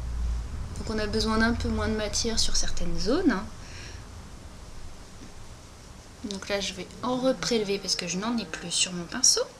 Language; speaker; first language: French; native; French